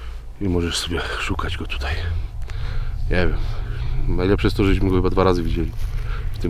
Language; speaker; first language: Polish; native; Polish